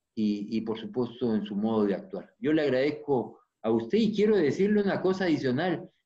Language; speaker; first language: Spanish; native; Spanish